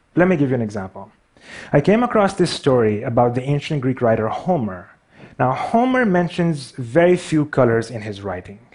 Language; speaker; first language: English; non-native, local second language; Urdu